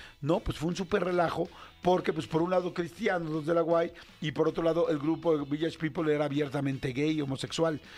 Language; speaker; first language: Spanish; native; Spanish